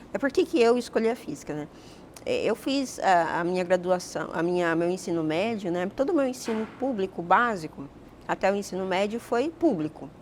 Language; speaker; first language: Portuguese; native; Portuguese